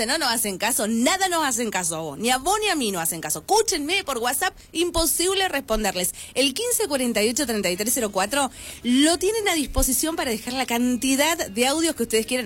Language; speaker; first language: Spanish; native; Spanish